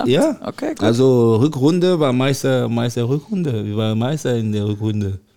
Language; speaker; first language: German; non-native, learner; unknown